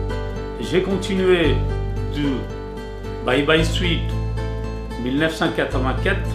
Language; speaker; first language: French; non-native, fluent; Urdu